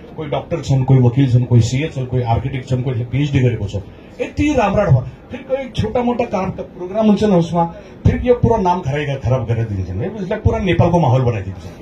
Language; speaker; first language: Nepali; early bilingual, heritage; Nepali